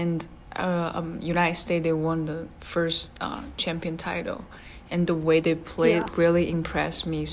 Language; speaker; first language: English; non-native, fluent; Chinese